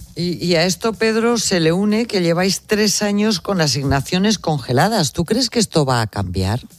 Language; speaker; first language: Spanish; native; Spanish